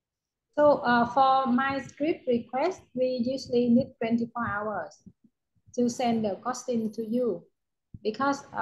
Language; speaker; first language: English; non-native, learner; Vietnamese